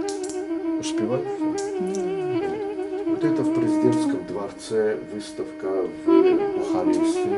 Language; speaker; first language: Russian; non-native, local second language; Azerbaijani